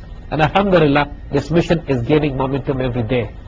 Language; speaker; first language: English; non-native, local second language; Urdu